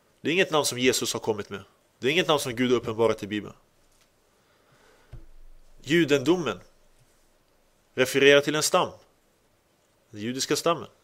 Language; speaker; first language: Swedish; early bilingual, other home language; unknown